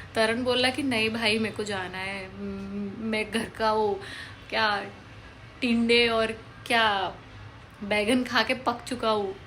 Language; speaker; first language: Hindi; non-native, local second language; Marathi